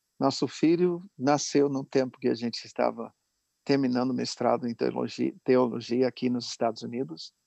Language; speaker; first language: Portuguese; non-native, fluent; English